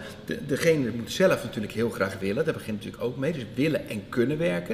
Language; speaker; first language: Dutch; native; Dutch